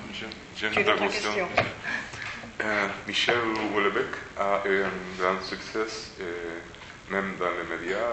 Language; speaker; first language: French; non-native, learner; Spanish